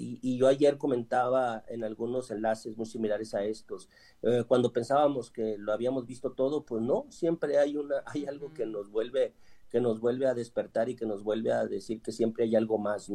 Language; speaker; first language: Spanish; native; Spanish